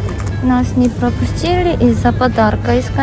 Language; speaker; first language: Russian; non-native, fluent; Korean